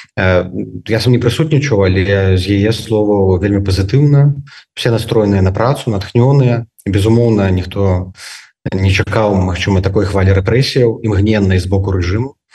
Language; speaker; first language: Belarusian; native; Belarusian